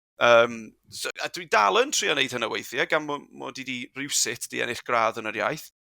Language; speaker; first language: Welsh; non-native, local second language; English